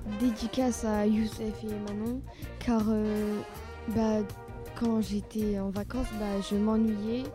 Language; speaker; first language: French; early bilingual, other home language; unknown